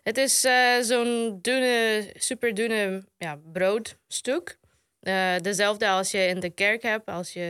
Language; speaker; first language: Dutch; non-native, fluent; Polish